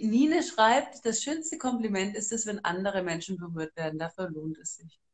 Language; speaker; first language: German; native; German